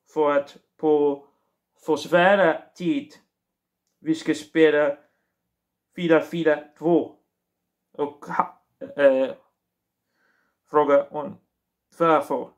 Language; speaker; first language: Swedish; non-native, learner; Portuguese